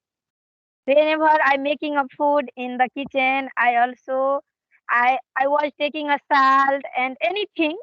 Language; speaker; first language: English; non-native, learner; Hindi